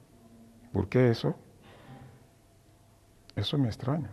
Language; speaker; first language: Spanish; non-native, learner; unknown